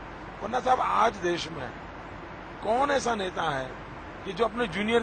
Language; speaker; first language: Hindi; non-native, local second language; Gujarati